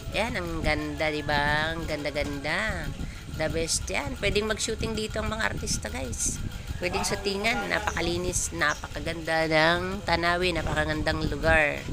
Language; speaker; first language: Filipino; non-native, local second language; Bikol